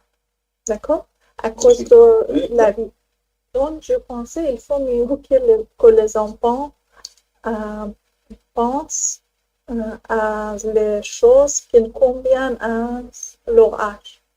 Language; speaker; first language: French; non-native, learner; Persian